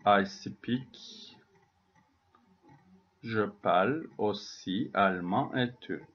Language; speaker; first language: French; non-native, learner; Turkish